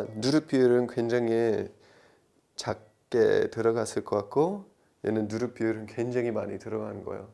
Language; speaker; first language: Korean; non-native, fluent; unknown